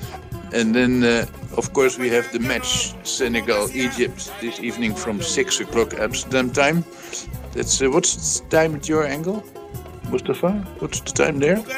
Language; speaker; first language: English; non-native, fluent; Dutch